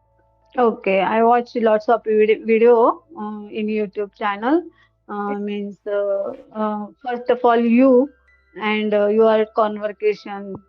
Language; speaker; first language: English; non-native, learner; Hindi